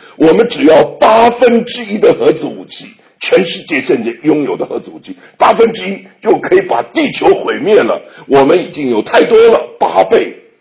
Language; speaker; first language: Chinese; native; Chinese